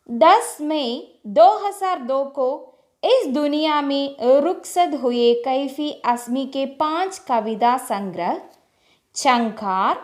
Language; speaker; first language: Hindi; non-native, local second language; Malayalam